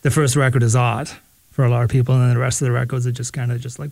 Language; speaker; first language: English; native; English